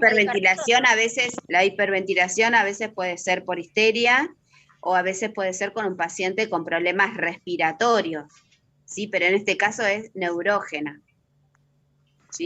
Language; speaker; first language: Spanish; native; Spanish